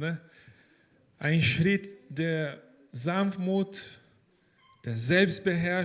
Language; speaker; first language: German; non-native, fluent; Portuguese